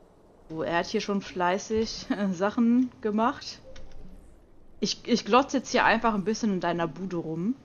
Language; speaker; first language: German; native; German